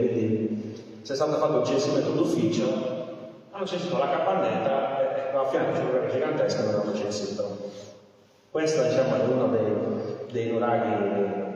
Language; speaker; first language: Italian; native; Italian